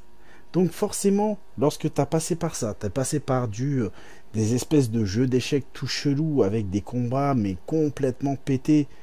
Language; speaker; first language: French; native; French